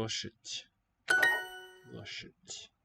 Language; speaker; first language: Russian; non-native, learner; English